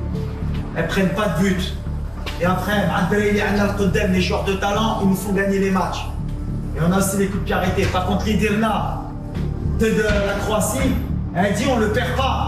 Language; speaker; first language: French; native; French